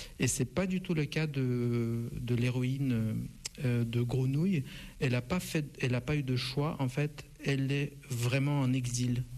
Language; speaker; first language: French; non-native, fluent; Russian